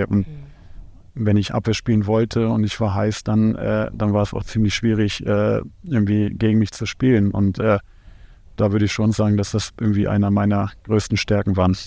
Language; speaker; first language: German; native; German